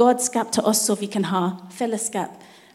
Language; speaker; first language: Norwegian; non-native, learner; English